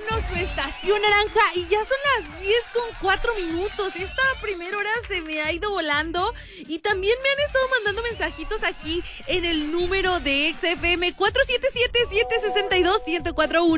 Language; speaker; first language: Spanish; native; Spanish